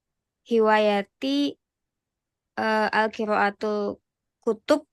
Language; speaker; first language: Arabic; non-native, learner; Indonesian